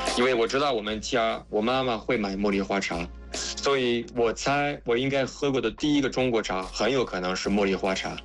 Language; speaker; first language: Chinese; non-native, fluent; French